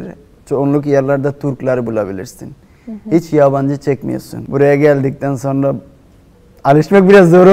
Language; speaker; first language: Turkish; non-native, fluent; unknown